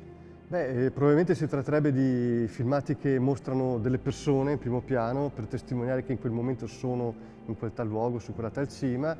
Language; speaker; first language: Italian; native; Italian